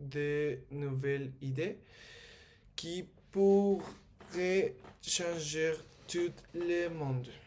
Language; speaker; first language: French; non-native, learner; Spanish